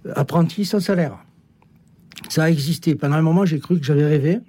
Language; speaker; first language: French; native; French